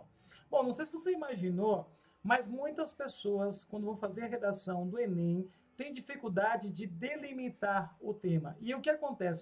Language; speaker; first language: Portuguese; native; Portuguese